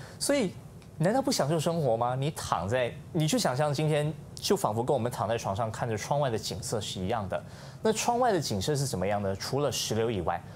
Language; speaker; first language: Chinese; native; Chinese